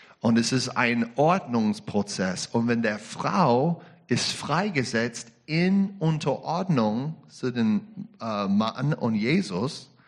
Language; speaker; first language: German; non-native, learner; English